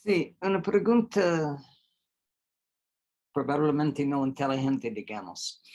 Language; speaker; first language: Spanish; non-native, fluent; English